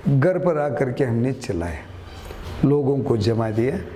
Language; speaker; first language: Hindi; non-native, local second language; Kannada